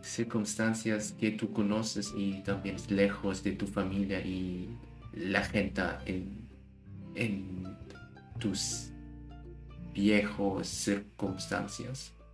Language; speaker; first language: Spanish; non-native, learner; German